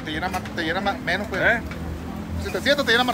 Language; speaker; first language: Spanish; native; Spanish